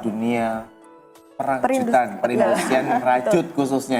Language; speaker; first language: Indonesian; native; Indonesian